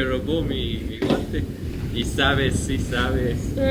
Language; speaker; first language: Spanish; non-native, learner; English